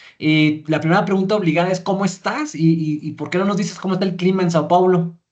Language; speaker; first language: Spanish; native; Spanish